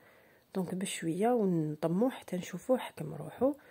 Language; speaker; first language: Arabic; native; Arabic